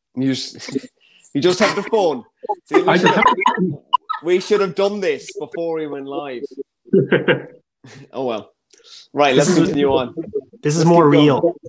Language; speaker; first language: English; native; English